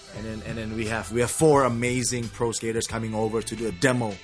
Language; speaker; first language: English; early bilingual, other home language; Indonesian